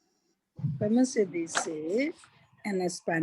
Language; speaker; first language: Spanish; non-native, learner; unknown